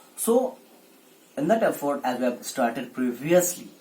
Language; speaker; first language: English; non-native, local second language; Bangla